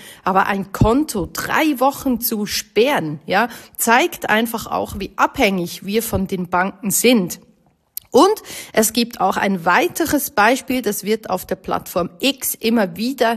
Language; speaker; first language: German; native; German